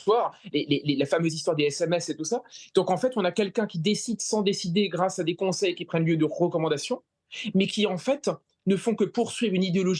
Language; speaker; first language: French; native; French